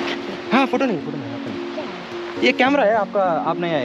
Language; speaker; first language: Hindi; non-native, local second language; Telugu